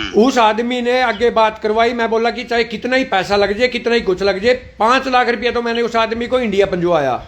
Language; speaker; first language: Hindi; native; Hindi